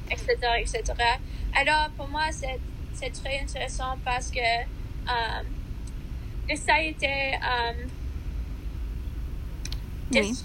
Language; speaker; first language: French; non-native, learner; English